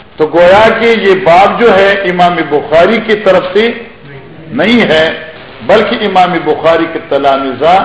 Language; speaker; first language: Urdu; non-native, local second language; Northern Hindko